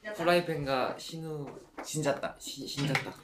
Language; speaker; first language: Japanese; non-native, learner; Korean